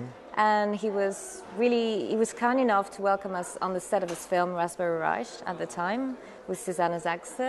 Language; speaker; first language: English; non-native, fluent; French